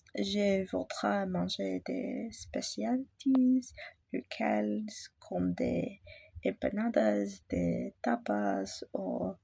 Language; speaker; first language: French; non-native, learner; English